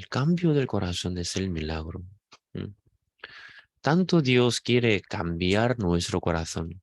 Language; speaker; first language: Spanish; non-native, fluent; Korean